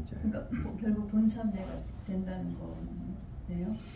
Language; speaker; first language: Korean; native; Korean